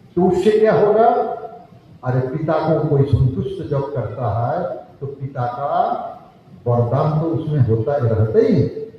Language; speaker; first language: Hindi; non-native, local second language; Bangla